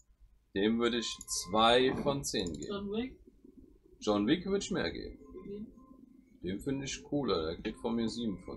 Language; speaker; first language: German; native; German